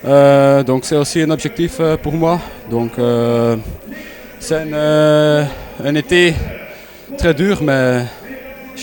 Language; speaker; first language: French; non-native, local second language; Dutch